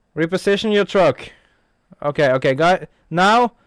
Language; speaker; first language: English; non-native, fluent; Norwegian